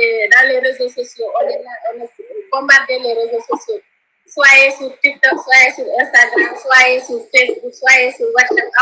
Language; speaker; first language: French; non-native, local second language; Wolof